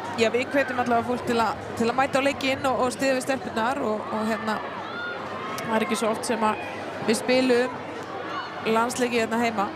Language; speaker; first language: Icelandic; native; Icelandic